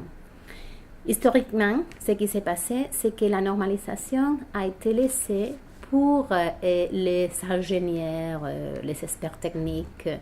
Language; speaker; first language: French; non-native, fluent; Spanish